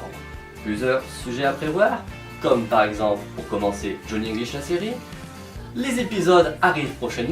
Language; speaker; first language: French; native; French